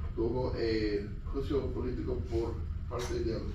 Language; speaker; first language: Spanish; non-native, learner; English